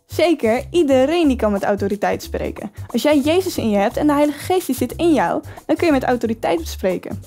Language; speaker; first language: Dutch; native; Dutch